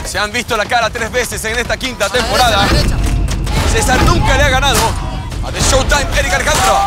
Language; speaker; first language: Spanish; native; Spanish